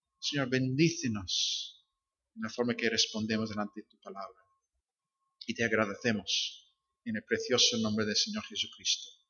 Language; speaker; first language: Spanish; non-native, fluent; English